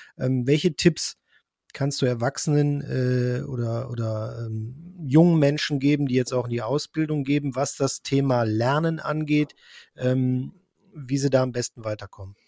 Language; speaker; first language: German; native; German